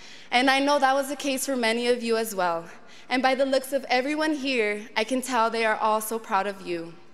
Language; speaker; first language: English; early bilingual, other home language; Spanish